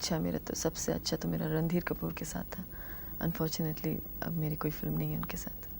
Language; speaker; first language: Hindi; non-native, local second language; Tamil